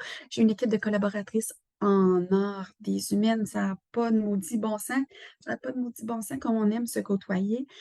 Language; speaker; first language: French; native; French